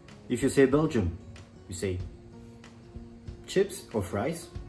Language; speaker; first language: English; non-native, fluent; French